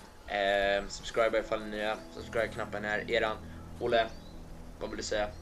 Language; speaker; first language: Swedish; native; Swedish